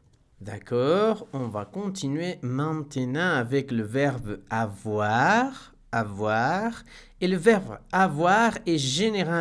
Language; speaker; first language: French; non-native, fluent; Spanish